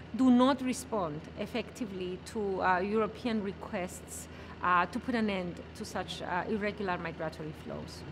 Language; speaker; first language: English; non-native, fluent; Greek